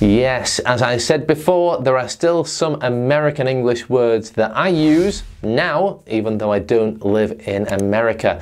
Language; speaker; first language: English; native; English